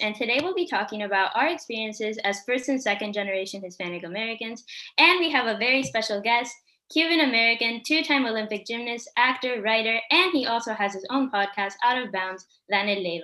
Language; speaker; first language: English; early bilingual, other home language; Spanish